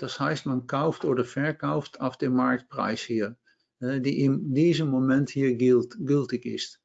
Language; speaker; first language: German; non-native, learner; Dutch